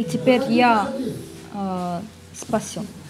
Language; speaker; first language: Russian; non-native, learner; Korean